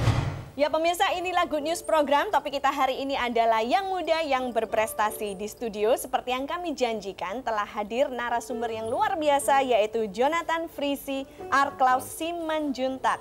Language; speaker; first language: Indonesian; native; Indonesian